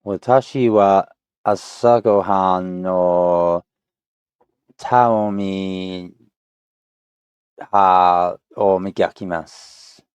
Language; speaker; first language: Japanese; non-native, learner; English